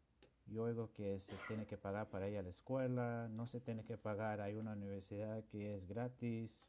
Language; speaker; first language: Spanish; non-native, local second language; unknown